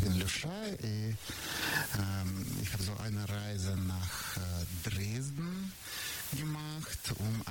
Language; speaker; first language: German; non-native, learner; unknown